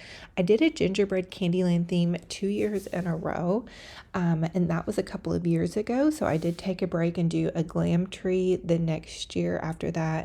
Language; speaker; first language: English; native; English